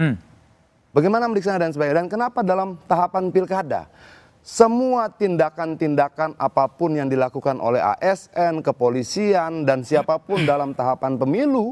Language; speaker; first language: Indonesian; native; Indonesian